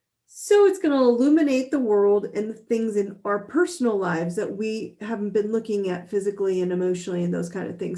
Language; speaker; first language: English; native; English